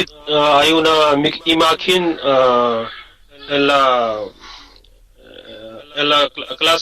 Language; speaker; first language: Spanish; non-native, learner; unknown